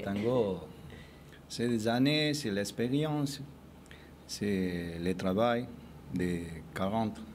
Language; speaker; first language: French; non-native, fluent; Spanish